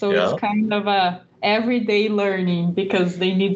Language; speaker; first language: English; non-native, fluent; Portuguese